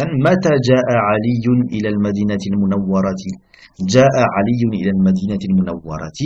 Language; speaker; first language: Arabic; non-native, fluent; French